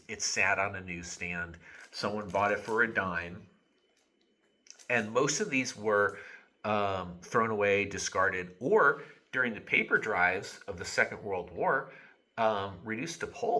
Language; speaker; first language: English; native; English